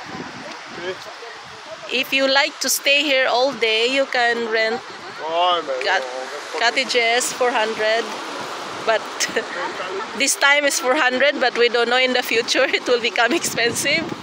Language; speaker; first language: English; non-native, local second language; Filipino